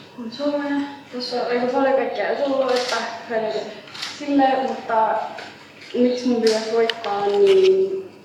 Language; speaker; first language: Finnish; early bilingual, other home language; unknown